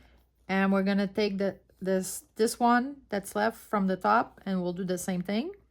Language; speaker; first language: English; non-native, fluent; French